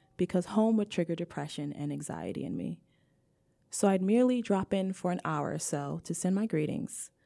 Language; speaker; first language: English; native; English